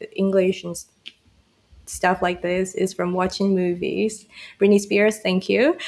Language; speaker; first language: English; non-native, fluent; Burmese